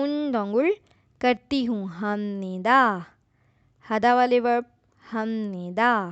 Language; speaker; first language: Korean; non-native, fluent; Urdu